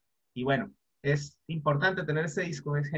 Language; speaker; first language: Spanish; native; Spanish